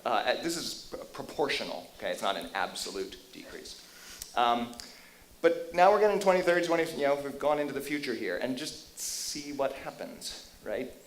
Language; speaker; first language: English; native; English